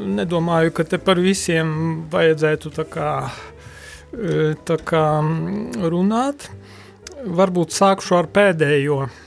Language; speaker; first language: Latvian; non-native, local second language; Polish